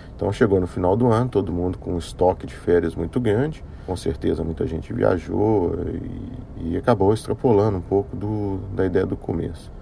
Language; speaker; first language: Portuguese; native; Portuguese